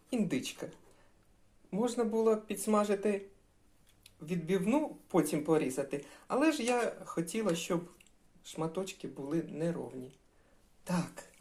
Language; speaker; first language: Ukrainian; non-native, local second language; Russian